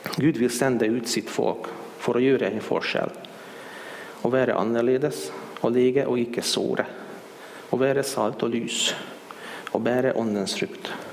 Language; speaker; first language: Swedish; non-native, fluent; Hungarian